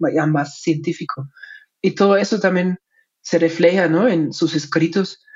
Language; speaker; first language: Spanish; non-native, fluent; German